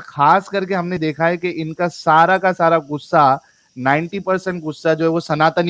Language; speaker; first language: Hindi; native; Hindi